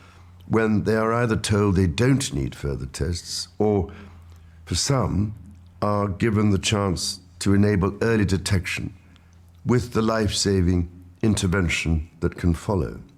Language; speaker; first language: English; native; English